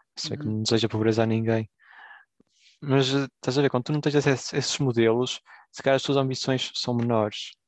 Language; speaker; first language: Portuguese; native; Portuguese